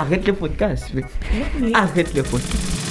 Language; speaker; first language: French; non-native, local second language; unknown